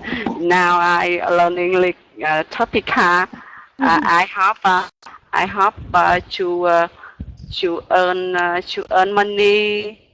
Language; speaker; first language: English; non-native, learner; Vietnamese